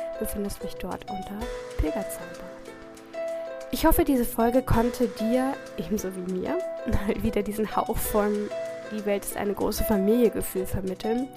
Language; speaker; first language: German; native; German